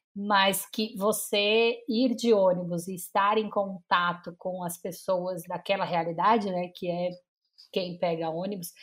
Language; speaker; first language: Portuguese; native; Portuguese